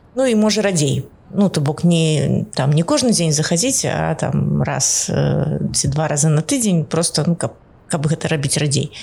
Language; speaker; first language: Belarusian; non-native, local second language; Russian